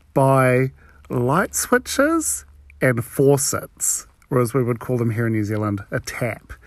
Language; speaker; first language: English; native; English